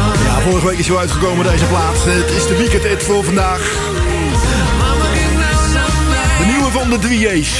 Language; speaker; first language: Dutch; native; Dutch